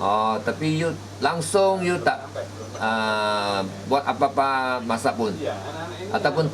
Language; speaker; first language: Malay; native; Malay